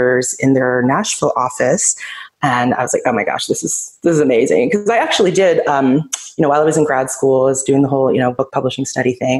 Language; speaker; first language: English; native; English